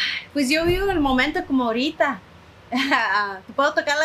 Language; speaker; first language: Spanish; early bilingual, heritage; Spanish